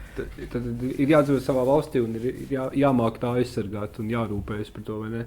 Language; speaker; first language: Latvian; native; Latvian